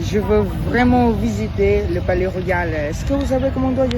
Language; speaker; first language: French; non-native, learner; Khmer